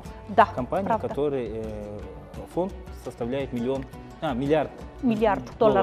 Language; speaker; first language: Russian; non-native, local second language; Kyrgyz